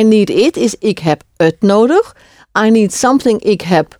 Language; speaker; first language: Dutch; non-native, fluent; English